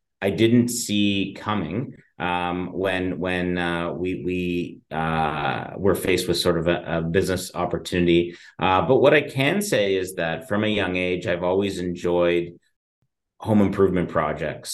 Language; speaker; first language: English; native; English